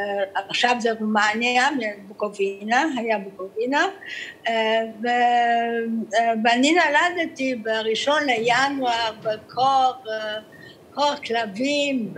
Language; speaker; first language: Hebrew; early bilingual, other home language; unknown